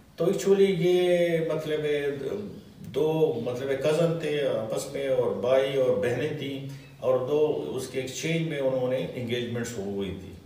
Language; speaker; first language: Urdu; non-native, local second language; Pashto